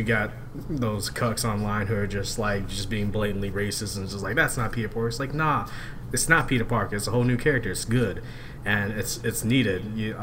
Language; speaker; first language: English; native; English